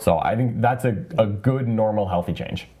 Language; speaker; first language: English; native; English